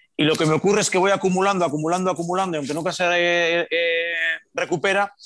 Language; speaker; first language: Spanish; native; Spanish